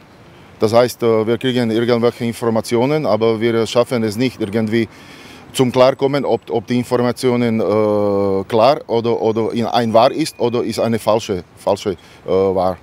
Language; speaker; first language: German; non-native, learner; Slovak